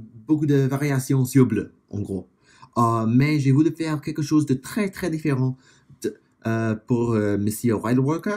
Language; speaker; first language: French; non-native, fluent; English